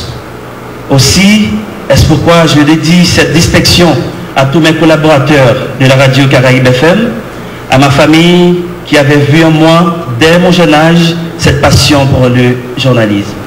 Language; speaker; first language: French; non-native, local second language; Haitian Creole